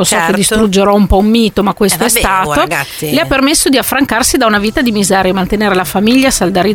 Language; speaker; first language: Italian; native; Italian